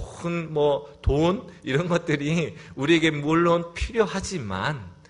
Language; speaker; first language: Korean; native; Korean